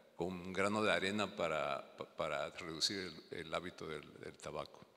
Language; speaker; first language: Spanish; native; Spanish